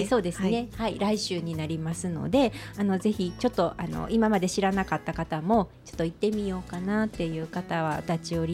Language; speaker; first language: Japanese; native; Japanese